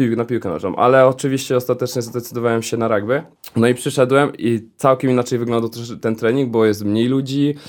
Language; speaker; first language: Polish; early bilingual, heritage; Polish